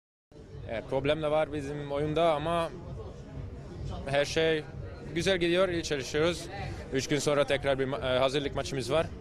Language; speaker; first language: Turkish; non-native, learner; Hungarian